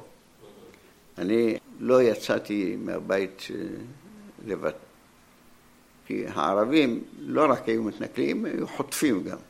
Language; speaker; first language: Hebrew; non-native, fluent; Arabic